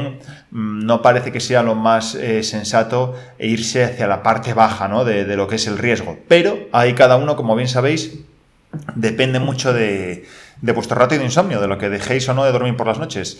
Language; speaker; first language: Spanish; native; Spanish